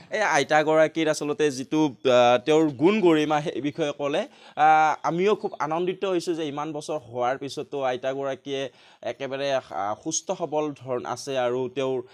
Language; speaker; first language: Assamese; native; Assamese